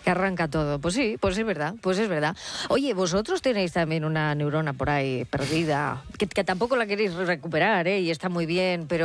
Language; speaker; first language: Spanish; native; Spanish